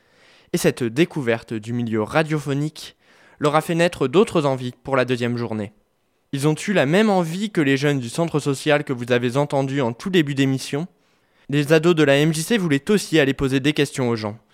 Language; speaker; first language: French; native; French